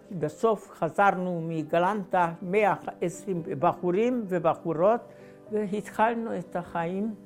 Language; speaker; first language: Hebrew; non-native, fluent; Hungarian